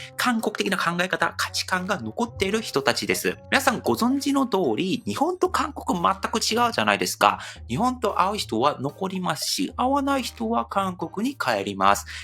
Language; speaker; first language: Japanese; non-native, fluent; Korean